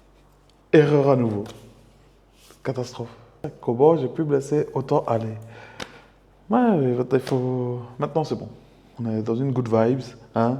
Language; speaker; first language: French; native; French